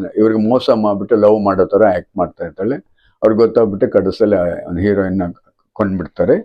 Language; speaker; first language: Kannada; non-native, local second language; Tamil